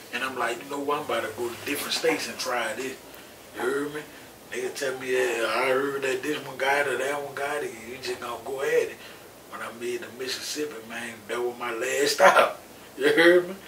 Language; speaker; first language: English; native; English